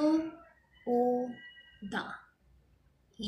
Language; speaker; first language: Korean; non-native, fluent; Filipino